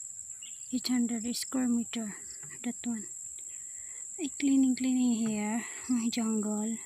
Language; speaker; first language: English; non-native, learner; Filipino